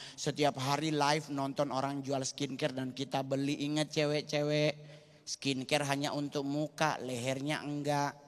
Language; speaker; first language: Indonesian; native; Indonesian